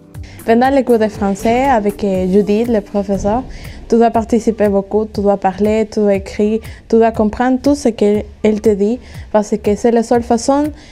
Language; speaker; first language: French; non-native, learner; Spanish